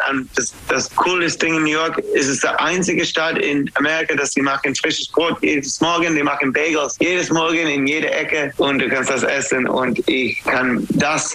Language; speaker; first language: German; non-native, learner; English